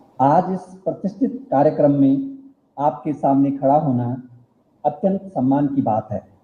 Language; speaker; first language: Hindi; native; Hindi